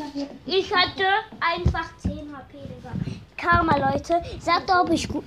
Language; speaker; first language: German; native; German